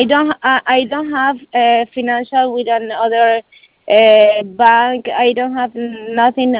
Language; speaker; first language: English; non-native, learner; Spanish